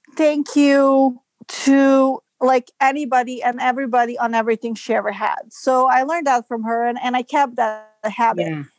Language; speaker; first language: English; non-native, fluent; Serbian